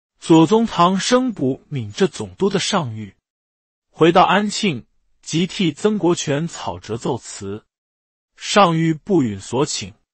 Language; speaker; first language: Chinese; native; Chinese